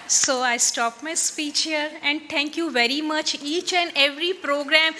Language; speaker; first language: English; non-native, local second language; Marathi